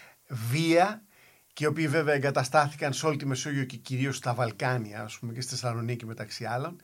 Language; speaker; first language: Greek; native; Greek